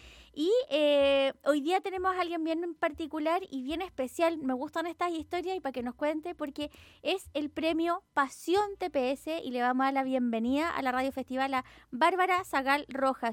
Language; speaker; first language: Spanish; native; Spanish